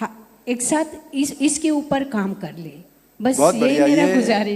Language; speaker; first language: Hindi; non-native, fluent; Russian